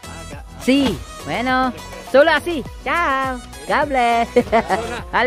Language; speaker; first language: Spanish; non-native, learner; Filipino